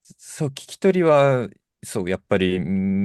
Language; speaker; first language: Japanese; non-native, fluent; Russian